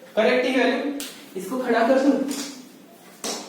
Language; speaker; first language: Hindi; non-native, local second language; Marathi